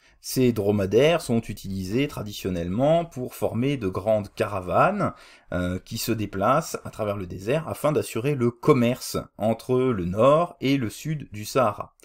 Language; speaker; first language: French; native; French